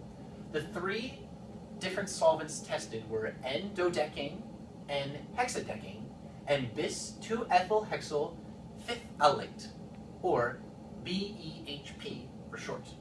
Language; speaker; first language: English; native; English